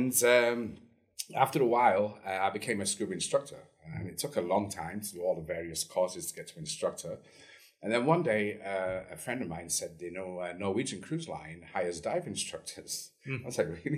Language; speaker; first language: English; native; English